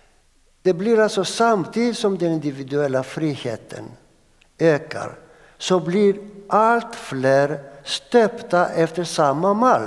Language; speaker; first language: Swedish; non-native, fluent; Greek